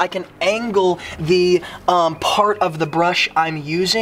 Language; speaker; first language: English; native; English